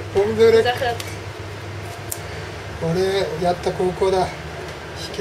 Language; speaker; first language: Japanese; native; Japanese